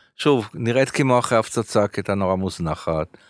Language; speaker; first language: Hebrew; early bilingual, other home language; French